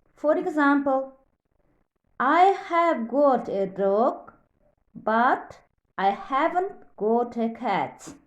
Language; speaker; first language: English; non-native, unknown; Kazakh